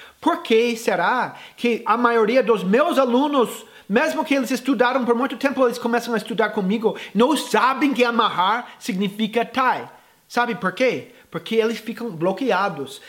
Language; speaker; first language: Portuguese; non-native, fluent; English